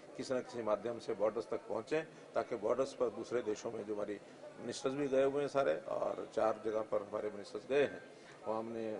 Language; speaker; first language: Hindi; native; Hindi